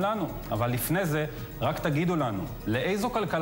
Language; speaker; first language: Hebrew; native; Hebrew